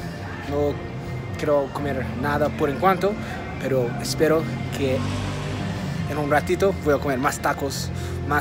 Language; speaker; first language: Spanish; non-native, fluent; English